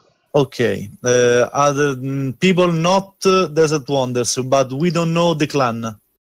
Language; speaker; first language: English; non-native, learner; Italian